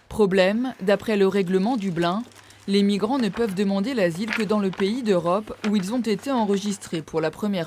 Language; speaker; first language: French; native; French